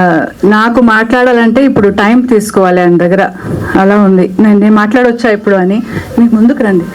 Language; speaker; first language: Telugu; non-native, local second language; Kannada